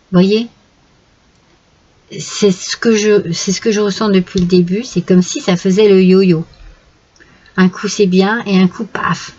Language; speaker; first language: French; native; French